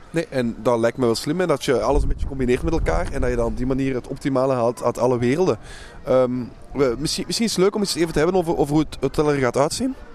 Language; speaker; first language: Dutch; native; Dutch